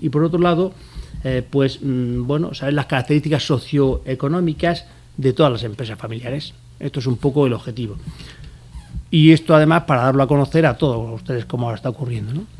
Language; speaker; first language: Spanish; native; Spanish